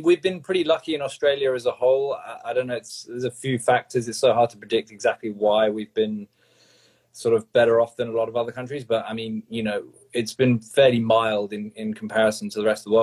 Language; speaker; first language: English; native; English